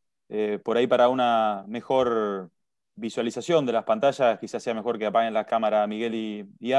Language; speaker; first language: Spanish; native; Spanish